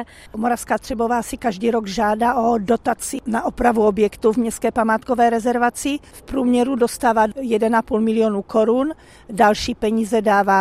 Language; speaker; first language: Czech; native; Czech